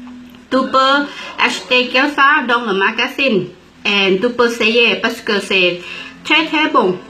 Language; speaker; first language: French; non-native, learner; Thai